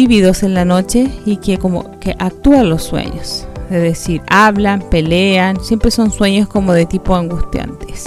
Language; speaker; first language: Spanish; native; Spanish